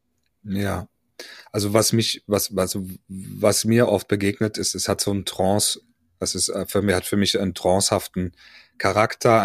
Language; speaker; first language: German; native; German